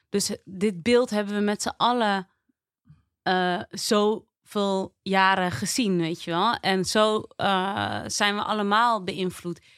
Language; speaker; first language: Dutch; native; Dutch